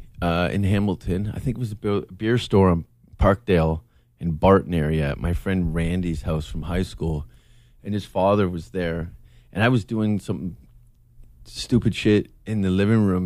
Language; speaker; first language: English; native; English